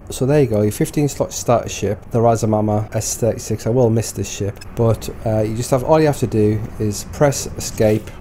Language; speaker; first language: English; native; English